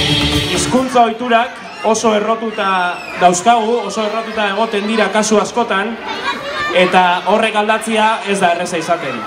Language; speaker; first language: Basque; native; Basque